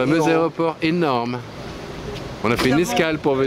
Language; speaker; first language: French; native; French